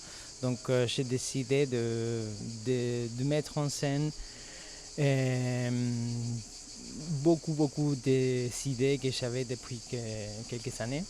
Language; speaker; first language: French; non-native, fluent; Spanish